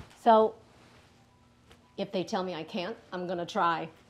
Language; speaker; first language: English; early bilingual, other home language; Vietnamese